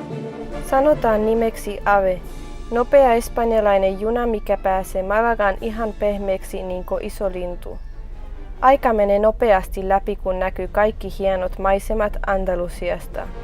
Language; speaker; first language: Finnish; non-native, learner; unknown